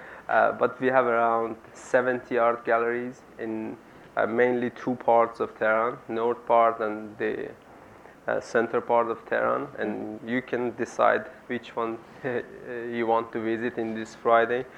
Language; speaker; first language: English; non-native, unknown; Persian